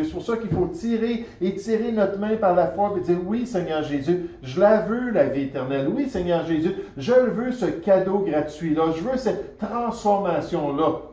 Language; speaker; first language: French; native; French